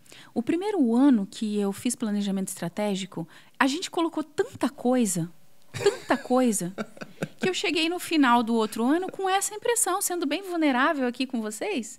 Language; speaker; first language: Portuguese; native; Portuguese